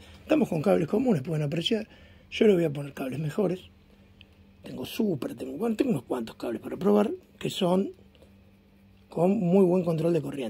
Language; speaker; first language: Spanish; native; Spanish